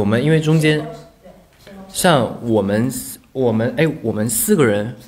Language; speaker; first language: Chinese; native; Chinese